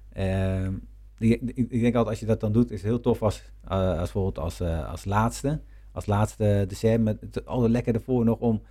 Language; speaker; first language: Dutch; native; Dutch